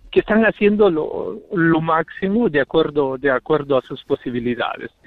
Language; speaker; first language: Spanish; native; Spanish